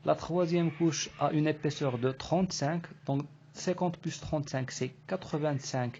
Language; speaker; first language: French; non-native, local second language; Arabic